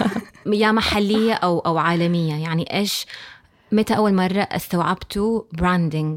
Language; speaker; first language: Arabic; early bilingual, heritage; Arabic